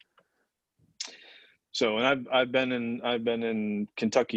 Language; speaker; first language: English; native; English